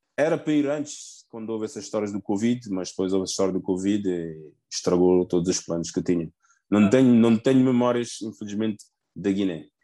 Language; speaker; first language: Portuguese; early bilingual, other home language; Upper Guinea Crioulo